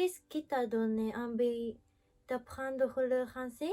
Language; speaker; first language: French; non-native, learner; Japanese